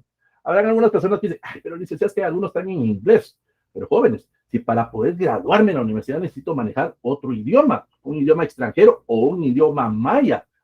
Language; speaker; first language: Spanish; native; Spanish